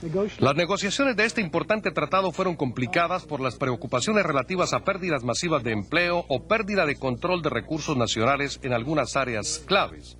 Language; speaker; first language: Spanish; native; Spanish